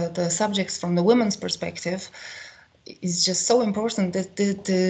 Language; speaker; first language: English; non-native, fluent; Polish